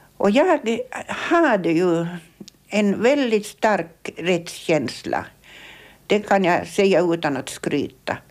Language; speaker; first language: Swedish; native; Swedish